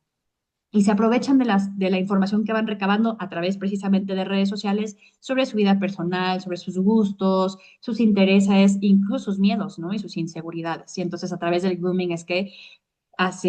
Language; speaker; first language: Spanish; native; Spanish